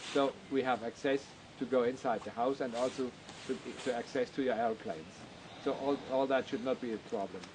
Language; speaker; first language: English; non-native, fluent; German